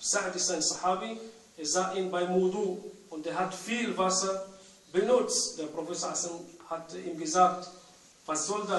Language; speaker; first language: German; non-native, fluent; Arabic